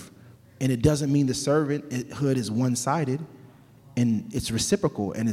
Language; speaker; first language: English; native; English